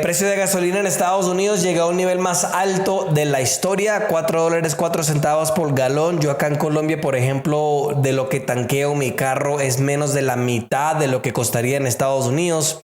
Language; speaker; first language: Spanish; native; Spanish